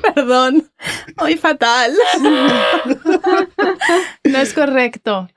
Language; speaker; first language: Spanish; native; Spanish